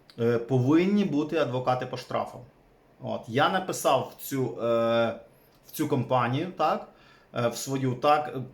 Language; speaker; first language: Ukrainian; native; Ukrainian